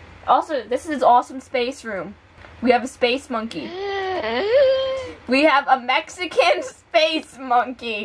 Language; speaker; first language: English; native; English